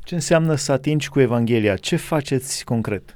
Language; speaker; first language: Romanian; native; Romanian